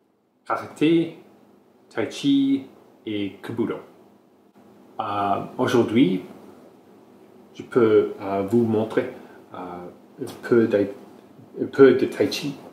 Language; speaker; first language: French; non-native, local second language; English